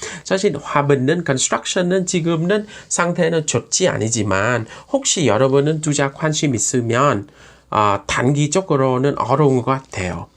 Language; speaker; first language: Korean; non-native, fluent; Vietnamese